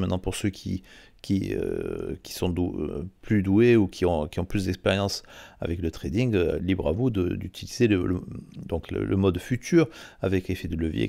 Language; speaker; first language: French; native; French